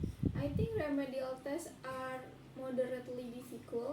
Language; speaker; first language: English; non-native, learner; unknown